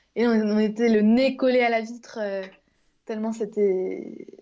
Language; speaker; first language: French; native; French